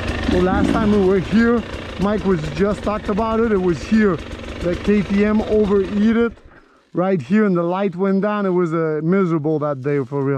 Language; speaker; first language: English; non-native, local second language; French